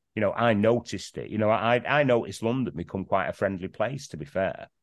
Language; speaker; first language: English; native; English